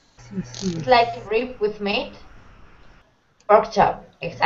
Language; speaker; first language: English; non-native, fluent; Spanish